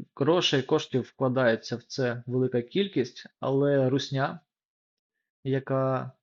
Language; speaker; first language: Ukrainian; non-native, local second language; Russian